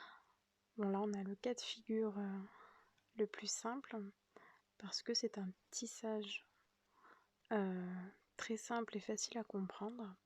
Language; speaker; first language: French; native; French